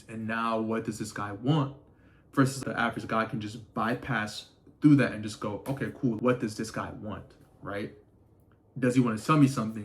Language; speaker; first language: English; native; English